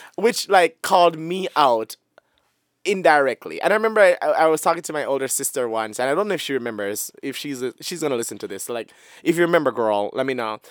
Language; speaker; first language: English; non-native, local second language; Jamaican Creole English